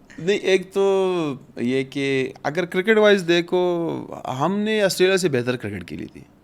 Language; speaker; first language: Urdu; non-native, fluent; Pashto